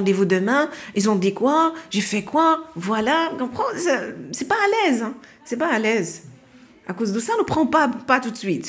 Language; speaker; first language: French; non-native, learner; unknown